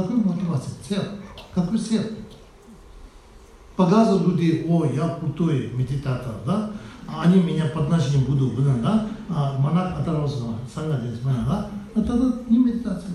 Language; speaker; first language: Russian; non-native, learner; Tibetan